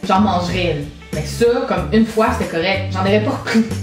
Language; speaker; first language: French; native; French